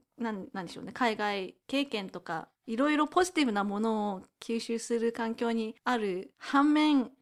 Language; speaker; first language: Japanese; native; Japanese